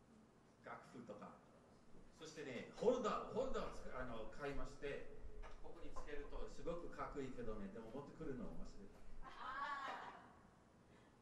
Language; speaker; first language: Japanese; non-native, fluent; English